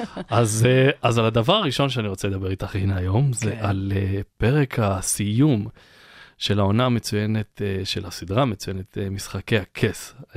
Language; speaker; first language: Hebrew; native; Hebrew